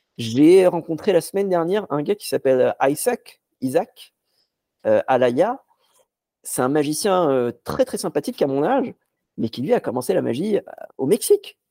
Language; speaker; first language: French; non-native, local second language; Arabic